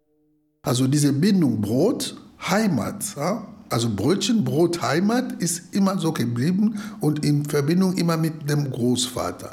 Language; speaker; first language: German; non-native, fluent; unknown